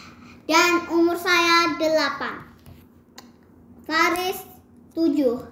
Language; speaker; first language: Indonesian; early bilingual, heritage; Indonesian